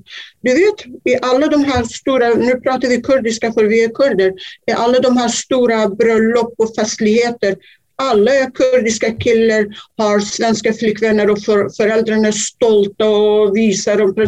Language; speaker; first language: Swedish; non-native, fluent; Kurdish